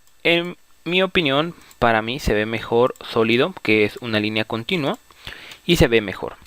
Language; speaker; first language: Spanish; native; Spanish